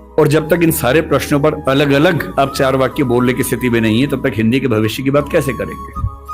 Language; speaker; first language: Hindi; native; Hindi